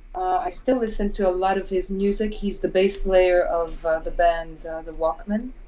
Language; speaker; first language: English; non-native, fluent; French